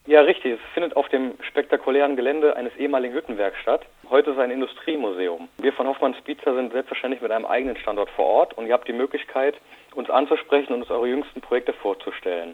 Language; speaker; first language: German; native; German